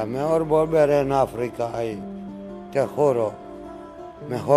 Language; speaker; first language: Spanish; non-native, learner; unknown